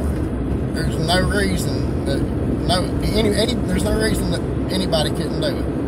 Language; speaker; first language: English; native; English